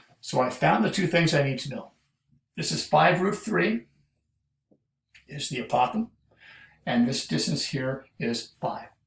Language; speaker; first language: English; native; English